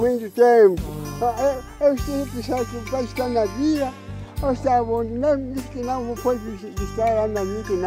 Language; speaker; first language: Portuguese; non-native, local second language; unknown